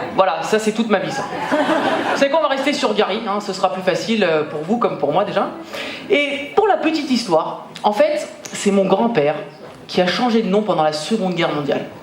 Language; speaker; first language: French; native; French